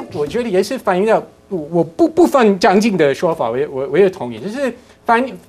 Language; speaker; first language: Chinese; non-native, fluent; English